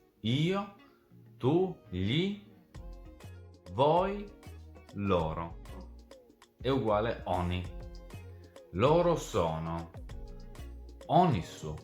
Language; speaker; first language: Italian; non-native, fluent; Serbian